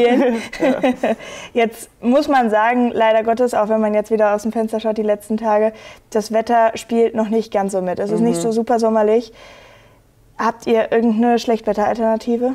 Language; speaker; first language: German; native; German